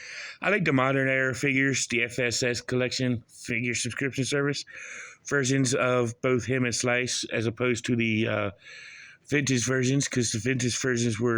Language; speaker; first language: English; native; English